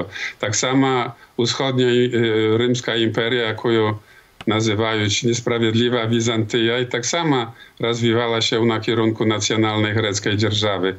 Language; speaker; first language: Polish; non-native, local second language; Belarusian